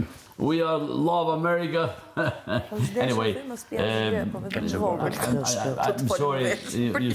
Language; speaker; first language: English; non-native, learner; Albanian